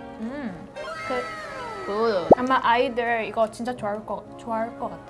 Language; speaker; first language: Korean; non-native, learner; English